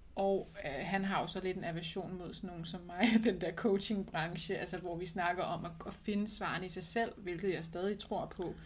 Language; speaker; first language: Danish; native; Danish